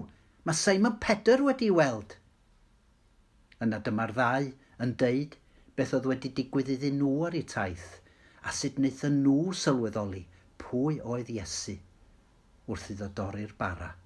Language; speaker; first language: Welsh; native; Welsh